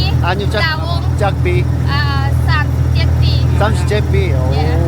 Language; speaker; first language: Korean; native; Korean